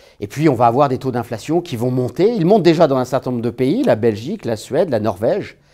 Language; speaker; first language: French; native; French